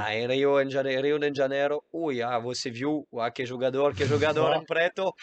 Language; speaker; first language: Portuguese; non-native, learner; French